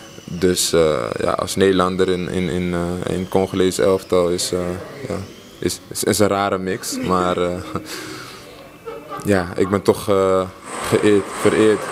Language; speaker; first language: Dutch; early bilingual, other home language; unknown